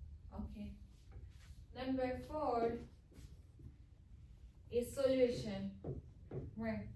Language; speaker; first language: English; non-native, fluent; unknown